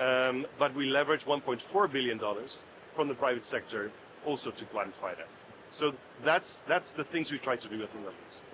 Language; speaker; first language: English; non-native, fluent; Dutch